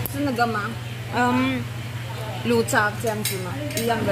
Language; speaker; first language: Chinese; non-native, learner; Filipino